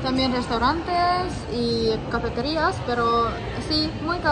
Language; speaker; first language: Spanish; non-native, learner; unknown